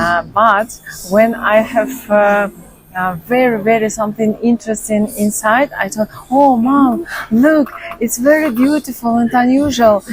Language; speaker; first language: English; non-native, learner; Russian